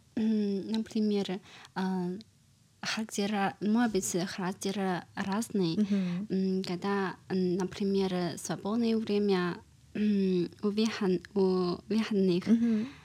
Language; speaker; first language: Russian; non-native, learner; Chinese